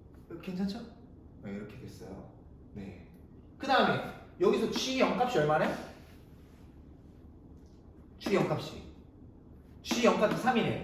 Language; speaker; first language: Korean; native; Korean